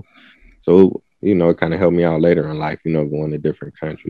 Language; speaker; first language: English; native; English